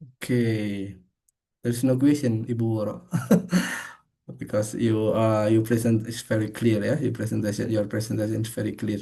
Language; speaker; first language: English; non-native, fluent; Indonesian